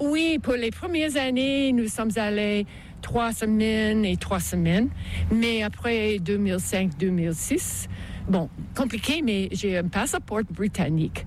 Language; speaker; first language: French; non-native, local second language; English